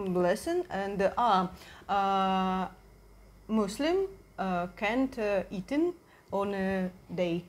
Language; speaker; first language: English; non-native, learner; Russian